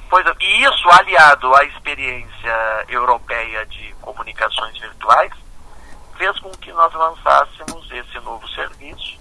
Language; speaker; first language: Portuguese; native; Portuguese